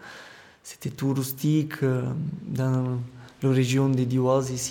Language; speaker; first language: French; non-native, fluent; Romanian